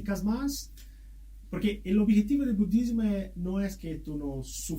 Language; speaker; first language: Spanish; non-native, fluent; Portuguese